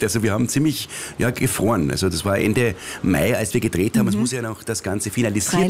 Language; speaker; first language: German; native; German